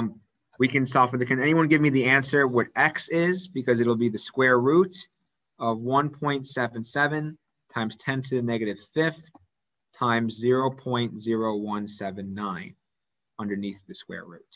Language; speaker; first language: English; native; English